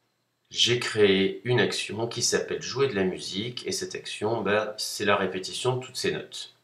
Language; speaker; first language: French; native; French